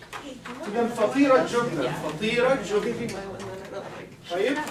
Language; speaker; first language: Arabic; non-native, fluent; English